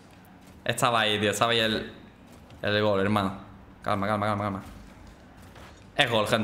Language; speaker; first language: Spanish; native; Spanish